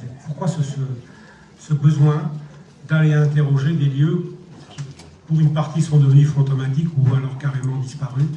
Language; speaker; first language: French; non-native, local second language; Arabic